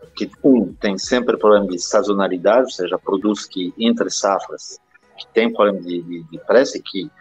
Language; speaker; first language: Portuguese; non-native, fluent; French